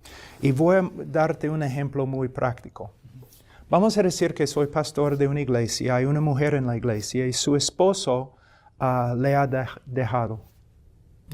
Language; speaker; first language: Spanish; non-native, fluent; English